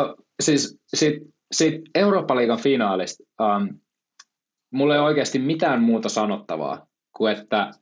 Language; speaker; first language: Finnish; native; Finnish